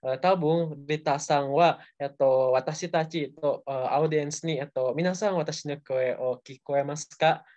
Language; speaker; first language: Japanese; non-native, learner; Indonesian